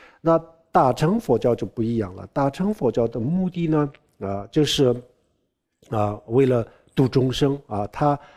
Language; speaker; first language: Chinese; non-native, local second language; Tibetan